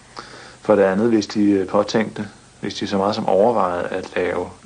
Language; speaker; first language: Danish; native; Danish